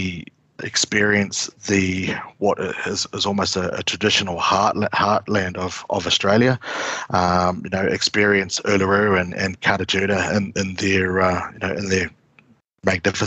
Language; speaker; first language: English; native; English